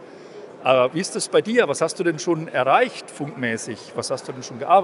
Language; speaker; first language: German; native; German